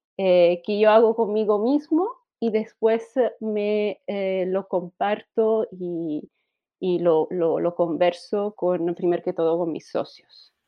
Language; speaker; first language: Spanish; non-native, fluent; Italian